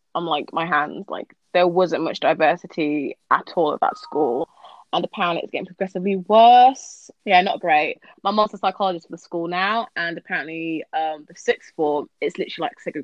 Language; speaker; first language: English; native; English